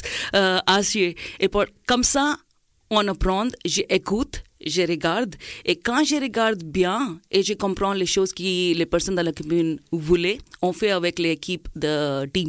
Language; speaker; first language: French; non-native, fluent; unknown